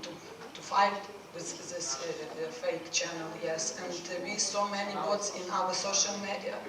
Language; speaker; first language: English; non-native, learner; Ukrainian